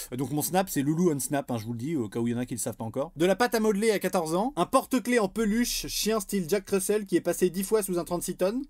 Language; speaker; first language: French; native; French